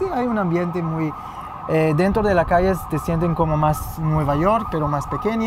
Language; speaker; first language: Spanish; non-native, fluent; Hebrew